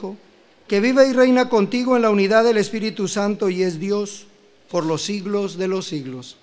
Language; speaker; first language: Spanish; native; Spanish